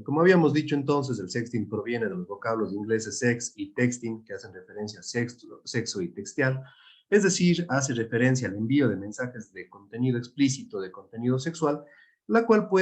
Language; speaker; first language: Spanish; native; Spanish